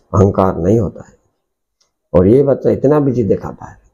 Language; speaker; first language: Hindi; non-native, local second language; Odia